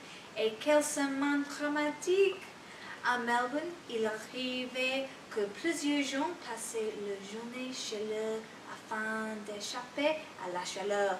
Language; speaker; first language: French; non-native, learner; English